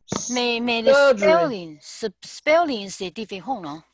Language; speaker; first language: French; non-native, learner; Chinese